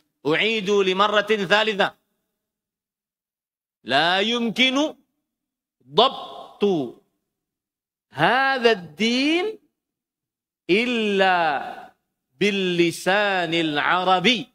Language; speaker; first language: Arabic; non-native, fluent; Indonesian